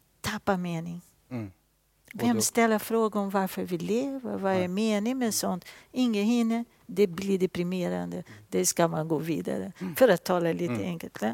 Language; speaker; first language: Swedish; non-native, fluent; Portuguese